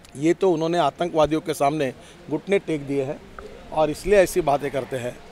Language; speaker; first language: Hindi; non-native, local second language; Marathi